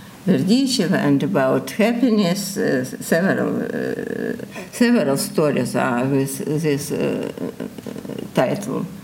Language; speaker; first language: English; non-native, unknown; Russian